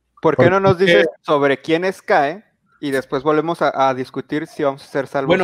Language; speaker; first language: Spanish; native; Spanish